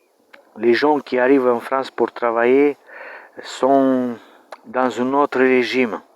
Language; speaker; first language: French; non-native, learner; Romanian